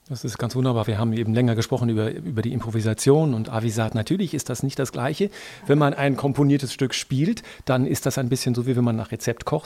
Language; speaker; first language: German; native; German